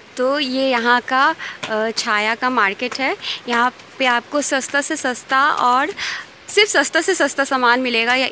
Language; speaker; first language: Hindi; native; Hindi